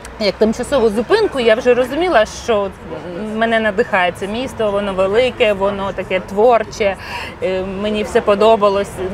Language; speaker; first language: Ukrainian; non-native, local second language; Russian